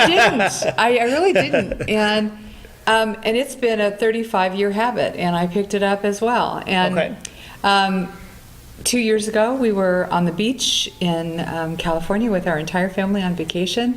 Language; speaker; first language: English; native; English